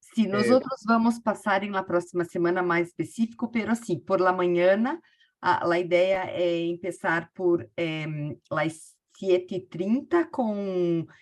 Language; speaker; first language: Spanish; non-native, learner; Portuguese